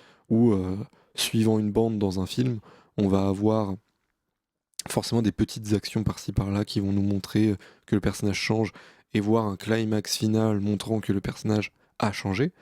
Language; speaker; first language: French; native; French